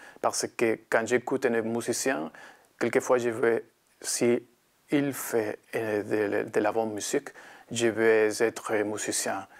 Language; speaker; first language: French; non-native, learner; Spanish